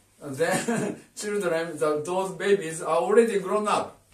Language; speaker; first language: English; non-native, learner; Japanese